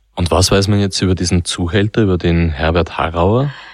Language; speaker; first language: German; native; German